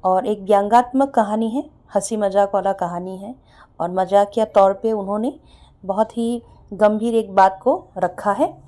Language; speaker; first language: Hindi; non-native, local second language; Assamese